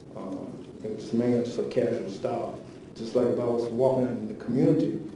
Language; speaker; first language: English; native; English